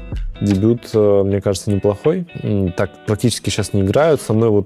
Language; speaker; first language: Russian; native; Russian